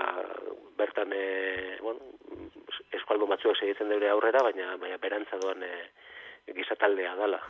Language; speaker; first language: Basque; native; Basque